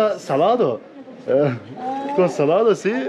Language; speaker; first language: Spanish; non-native, learner; Turkish